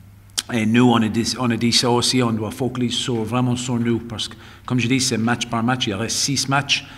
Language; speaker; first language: French; non-native, fluent; English